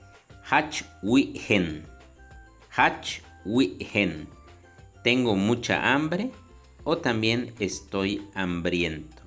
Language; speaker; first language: Spanish; non-native, local second language; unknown